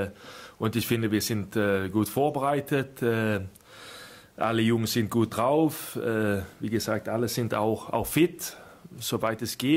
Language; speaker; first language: German; non-native, fluent; Swedish